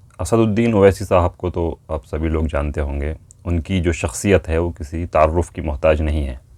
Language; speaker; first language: Urdu; native; Urdu